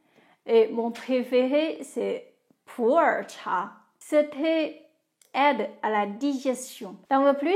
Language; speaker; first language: French; non-native, fluent; Chinese